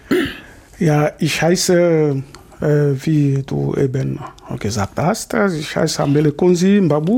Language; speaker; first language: German; non-native, fluent; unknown